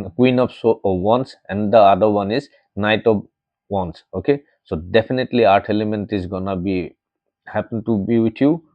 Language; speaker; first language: English; non-native, local second language; Assamese